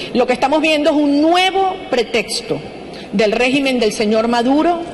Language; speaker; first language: Spanish; native; Spanish